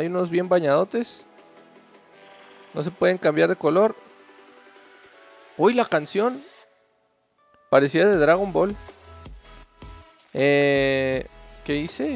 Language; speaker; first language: Spanish; native; Spanish